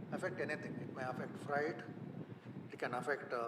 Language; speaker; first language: English; non-native, local second language; Kannada